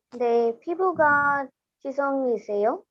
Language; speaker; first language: Korean; non-native, learner; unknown